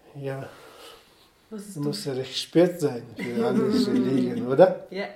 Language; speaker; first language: German; non-native, fluent; Nepali